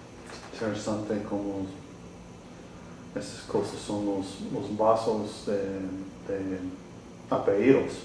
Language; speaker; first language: Spanish; non-native, learner; English